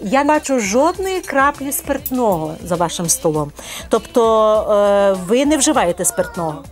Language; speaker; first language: Ukrainian; native; Ukrainian